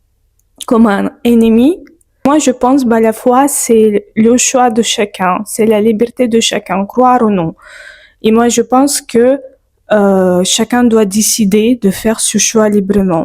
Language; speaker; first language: French; non-native, fluent; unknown